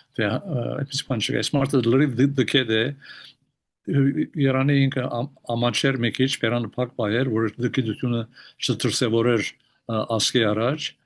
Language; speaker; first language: Armenian; early bilingual, heritage; Armenian